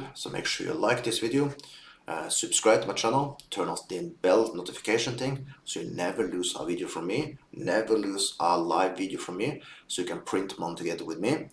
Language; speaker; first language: English; non-native, fluent; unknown